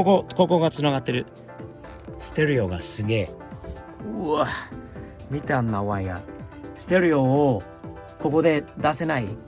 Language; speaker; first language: Japanese; native; Japanese